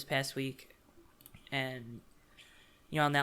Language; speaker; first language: English; native; English